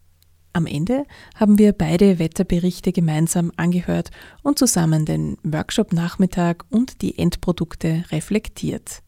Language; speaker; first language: German; native; German